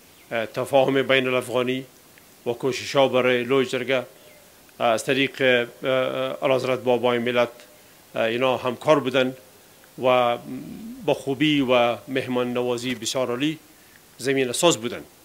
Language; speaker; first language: Persian; non-native, local second language; Pashto